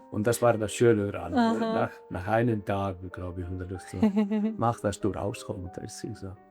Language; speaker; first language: German; early bilingual, other home language; Italian